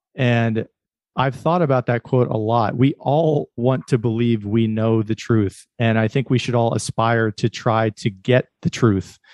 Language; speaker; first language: English; native; English